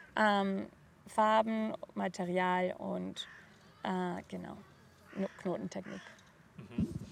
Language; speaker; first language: German; non-native, fluent; Spanish